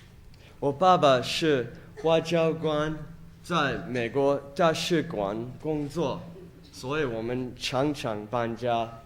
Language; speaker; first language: Chinese; non-native, fluent; English